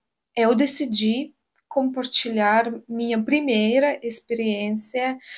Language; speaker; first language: Portuguese; non-native, learner; Russian